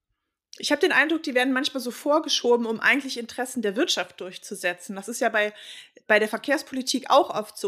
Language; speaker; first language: German; native; German